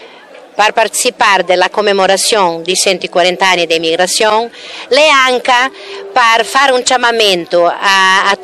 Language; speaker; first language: Italian; early bilingual, heritage; Italian